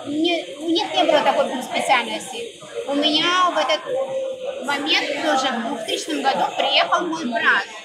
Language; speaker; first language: Russian; native; Russian